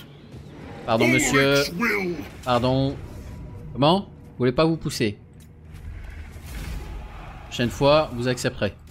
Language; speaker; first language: French; native; French